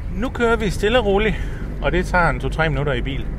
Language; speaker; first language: Danish; native; Danish